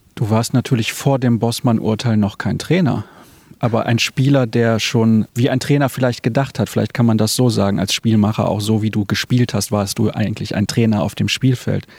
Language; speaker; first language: German; native; German